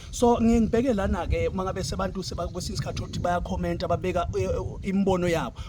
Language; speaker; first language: Zulu; native; Zulu